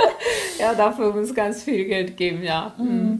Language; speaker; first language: German; non-native, learner; Korean